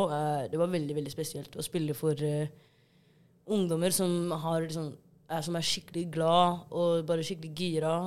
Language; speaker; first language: Norwegian; early bilingual, other home language; Somali